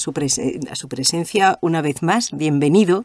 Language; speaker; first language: Spanish; native; Spanish